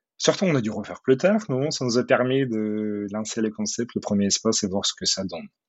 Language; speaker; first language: French; non-native, fluent; Russian